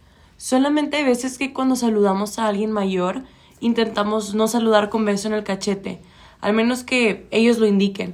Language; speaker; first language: Spanish; native; Spanish